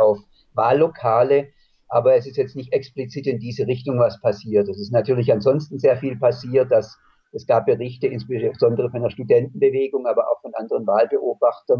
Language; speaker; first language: German; native; German